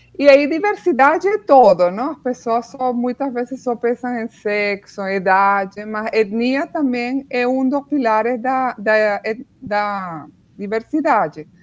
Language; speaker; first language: Portuguese; non-native, fluent; Spanish